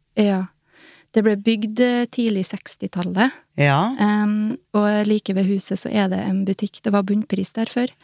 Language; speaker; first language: Norwegian; native; Norwegian